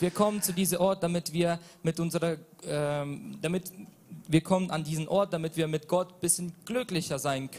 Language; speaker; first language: German; non-native, learner; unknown